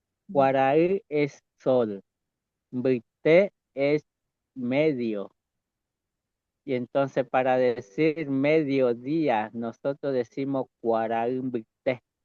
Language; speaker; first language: Spanish; non-native, local second language; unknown